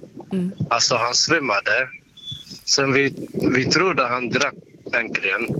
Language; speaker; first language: Swedish; non-native, learner; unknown